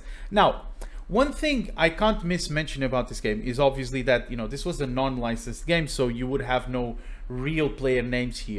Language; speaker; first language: English; non-native, fluent; Portuguese